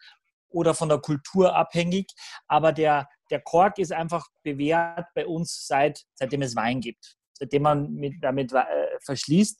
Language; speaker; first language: German; native; German